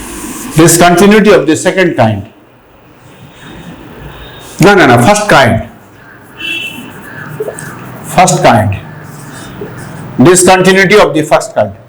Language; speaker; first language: English; non-native, local second language; Hindi